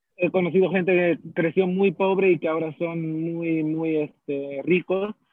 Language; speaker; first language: Spanish; early bilingual, heritage; Spanish